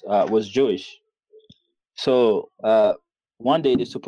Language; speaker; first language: English; non-native, fluent; Kinyarwanda